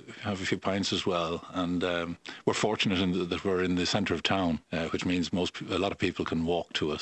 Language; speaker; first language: English; native; English